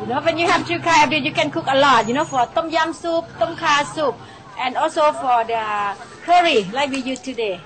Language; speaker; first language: English; non-native, learner; Thai